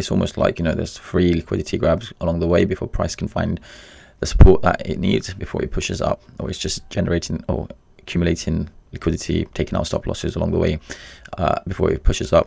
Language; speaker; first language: English; native; English